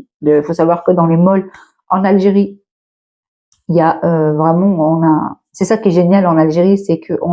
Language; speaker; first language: French; native; French